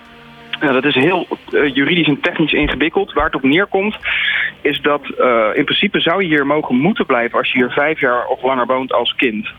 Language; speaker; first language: Dutch; native; Dutch